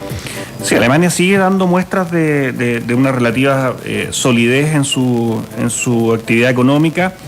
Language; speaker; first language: Spanish; native; Spanish